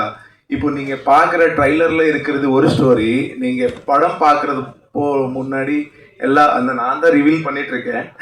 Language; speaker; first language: Tamil; non-native, local second language; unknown